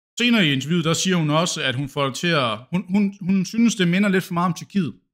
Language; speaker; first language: Danish; native; Danish